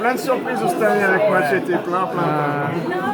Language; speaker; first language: French; native; French